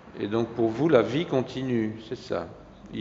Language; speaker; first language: French; native; French